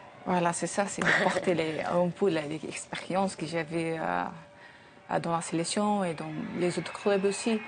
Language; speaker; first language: French; non-native, learner; Portuguese